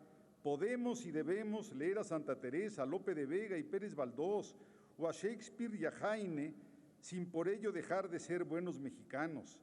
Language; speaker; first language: Spanish; native; Spanish